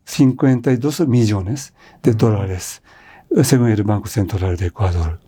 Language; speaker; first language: Spanish; non-native, fluent; Japanese